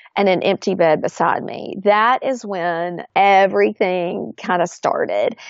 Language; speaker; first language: English; native; English